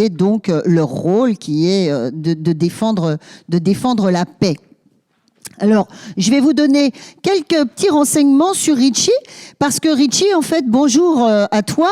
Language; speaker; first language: French; native; French